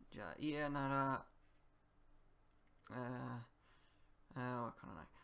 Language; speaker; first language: Japanese; non-native, learner; Polish